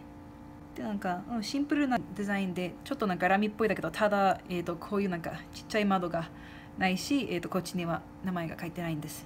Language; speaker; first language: Japanese; non-native, fluent; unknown